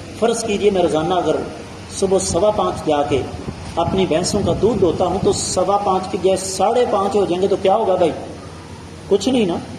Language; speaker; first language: Urdu; non-native, local second language; Punjabi